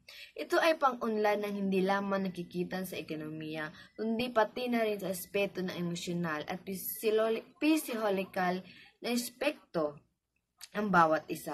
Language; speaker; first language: Filipino; native; Filipino